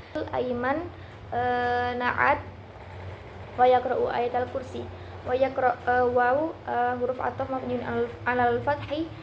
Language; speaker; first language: Arabic; non-native, learner; Indonesian